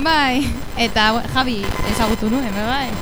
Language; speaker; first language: Basque; non-native, local second language; Spanish